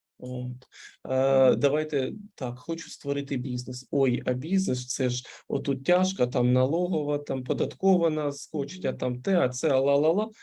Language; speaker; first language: Ukrainian; non-native, local second language; Russian